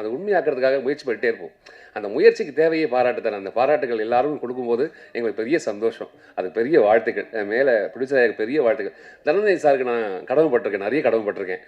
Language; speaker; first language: Tamil; native; Tamil